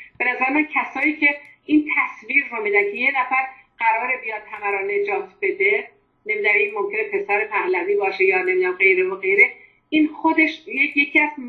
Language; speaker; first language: Persian; non-native, local second language; Azerbaijani